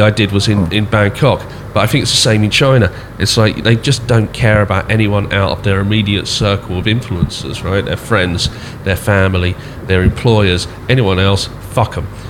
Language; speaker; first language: English; native; English